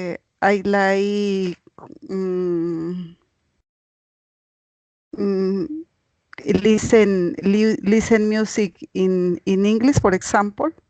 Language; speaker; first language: English; non-native, learner; Spanish